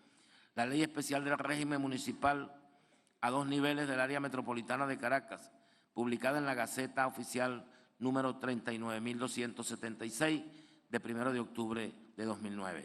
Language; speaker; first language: Spanish; native; Spanish